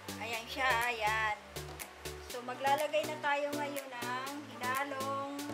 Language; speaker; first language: Filipino; non-native, local second language; Waray